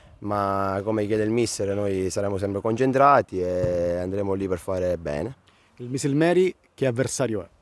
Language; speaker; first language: Italian; native; Italian